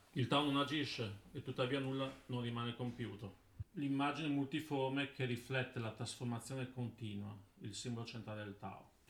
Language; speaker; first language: Italian; native; Italian